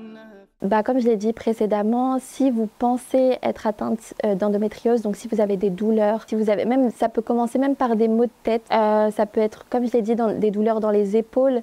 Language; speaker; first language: French; native; French